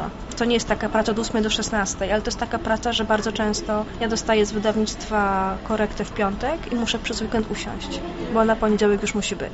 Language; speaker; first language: Polish; native; Polish